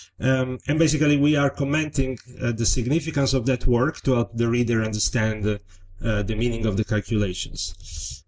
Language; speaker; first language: English; non-native, fluent; Italian